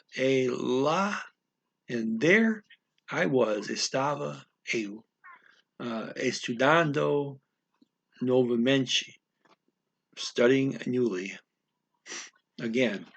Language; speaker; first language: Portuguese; non-native, learner; English